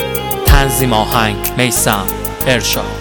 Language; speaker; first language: Persian; native; Persian